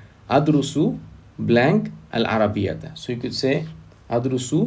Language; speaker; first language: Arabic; non-native, fluent; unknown